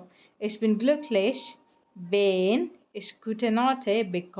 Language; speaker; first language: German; non-native, fluent; Malayalam